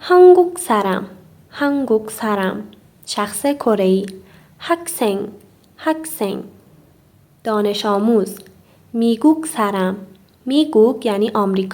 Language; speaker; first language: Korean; non-native, fluent; Persian